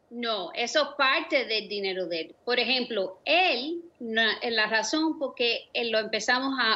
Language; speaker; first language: Spanish; early bilingual, other home language; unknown